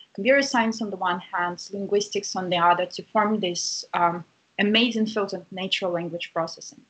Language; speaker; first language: English; non-native, fluent; Russian